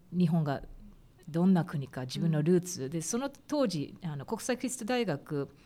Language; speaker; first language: Japanese; early bilingual, heritage; Japanese